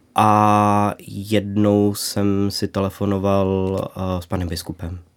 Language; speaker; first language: Czech; native; Czech